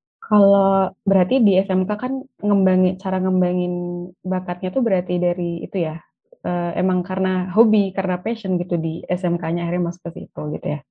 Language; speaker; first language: Indonesian; native; Indonesian